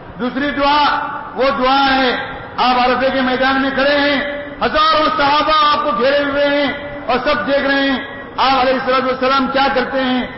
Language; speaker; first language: Urdu; non-native, local second language; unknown